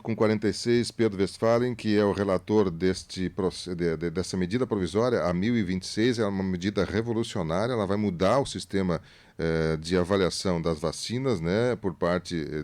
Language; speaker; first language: Portuguese; native; Portuguese